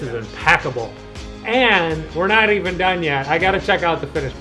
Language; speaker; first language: English; native; English